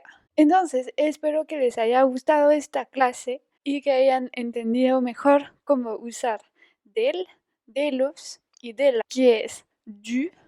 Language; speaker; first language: Spanish; non-native, fluent; French